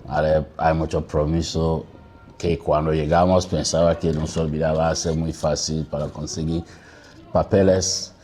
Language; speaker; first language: Spanish; non-native, learner; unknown